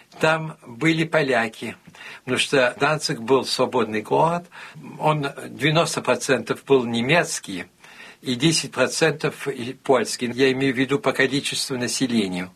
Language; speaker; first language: Russian; early bilingual, heritage; Russian